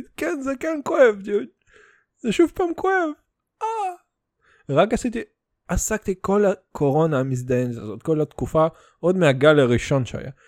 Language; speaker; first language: Hebrew; early bilingual, other home language; Russian